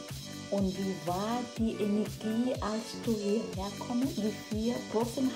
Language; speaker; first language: German; non-native, fluent; Vietnamese